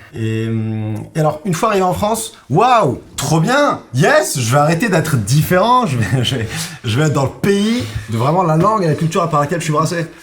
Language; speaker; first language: French; non-native, local second language; Arabic